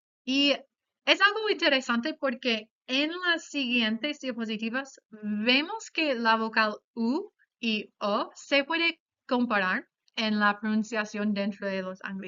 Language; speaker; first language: Spanish; non-native, fluent; English